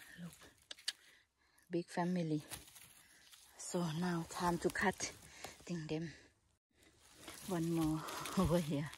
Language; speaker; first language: English; non-native, learner; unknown